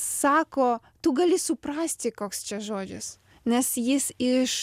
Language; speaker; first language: Lithuanian; non-native, learner; Ukrainian